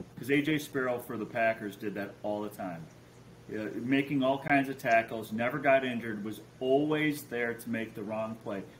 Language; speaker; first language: English; native; English